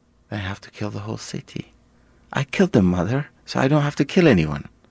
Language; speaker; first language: English; non-native, fluent; Persian